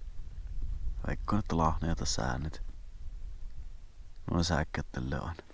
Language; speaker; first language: Finnish; native; Finnish